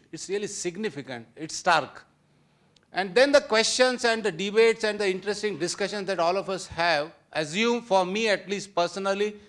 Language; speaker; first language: English; non-native, local second language; Marathi